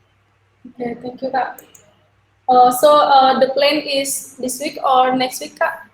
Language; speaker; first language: English; non-native, learner; Indonesian